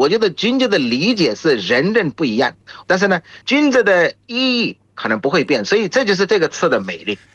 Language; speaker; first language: Chinese; non-native, fluent; Bangla